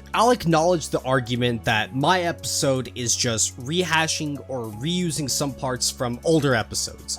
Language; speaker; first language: English; native; English